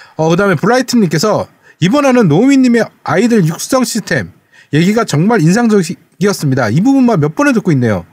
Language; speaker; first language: Korean; native; Korean